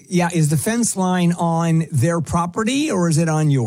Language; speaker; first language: English; native; English